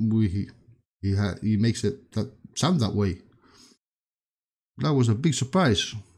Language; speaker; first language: English; non-native, fluent; Spanish